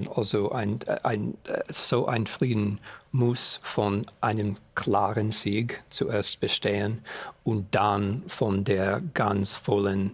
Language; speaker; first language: German; non-native, fluent; English